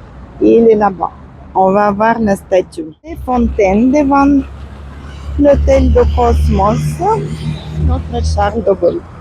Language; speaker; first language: French; non-native, fluent; Russian